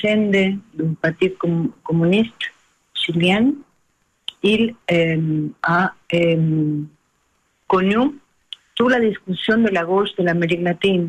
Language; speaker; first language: French; non-native, learner; Spanish